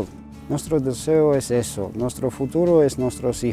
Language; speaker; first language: Spanish; non-native, fluent; Georgian